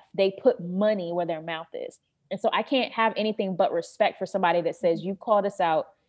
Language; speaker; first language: English; native; English